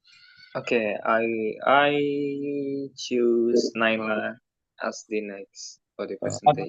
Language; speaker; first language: English; non-native, learner; Indonesian